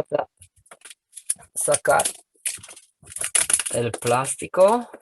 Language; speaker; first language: Spanish; non-native, fluent; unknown